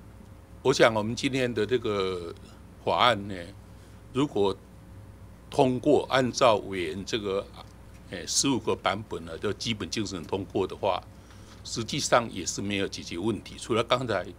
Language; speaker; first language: Chinese; native; Chinese